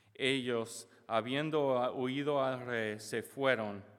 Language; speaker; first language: Spanish; non-native, fluent; English